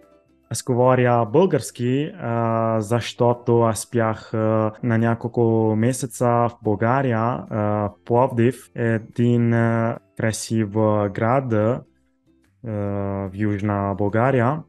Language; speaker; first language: Bulgarian; non-native, learner; Italian